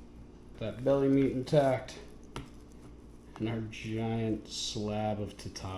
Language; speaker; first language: English; native; English